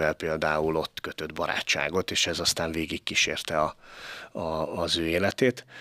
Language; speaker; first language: Hungarian; native; Hungarian